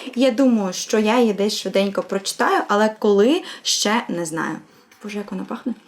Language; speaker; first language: Ukrainian; non-native, local second language; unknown